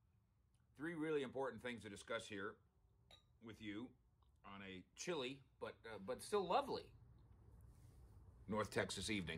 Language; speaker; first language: English; native; English